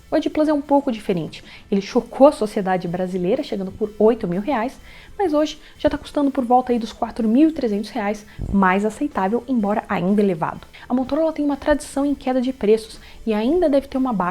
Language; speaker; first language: Portuguese; native; Portuguese